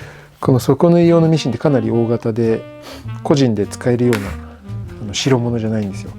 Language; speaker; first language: Japanese; native; Japanese